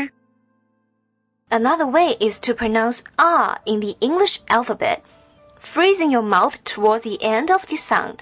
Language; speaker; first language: English; non-native, fluent; Chinese